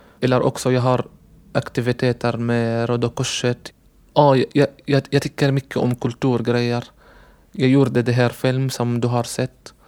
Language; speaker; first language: Swedish; non-native, learner; Arabic